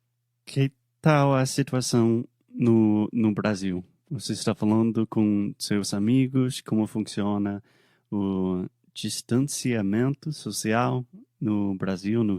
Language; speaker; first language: Portuguese; non-native, fluent; English